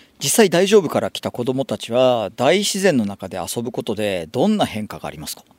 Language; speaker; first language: Japanese; native; Japanese